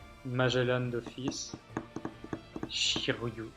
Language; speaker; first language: English; non-native, learner; French